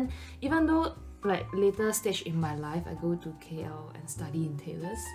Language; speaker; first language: English; non-native, local second language; Chinese